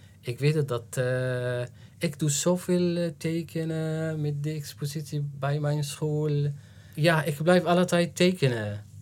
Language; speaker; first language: Dutch; non-native, learner; Arabic